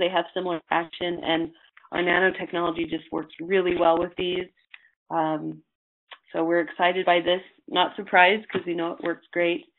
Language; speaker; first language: English; native; English